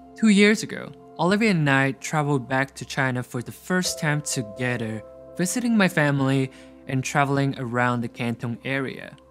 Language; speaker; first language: English; non-native, fluent; Chinese